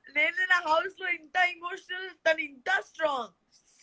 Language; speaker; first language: Telugu; non-native, learner; Gujarati